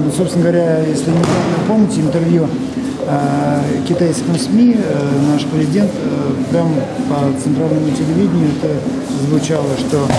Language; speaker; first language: Russian; native; Russian